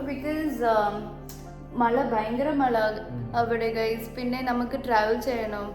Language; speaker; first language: Malayalam; non-native, local second language; Kannada